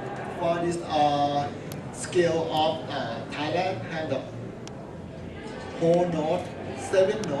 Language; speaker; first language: English; non-native, learner; Thai